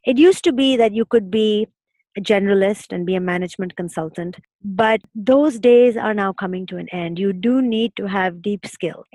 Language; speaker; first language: English; non-native, local second language; Urdu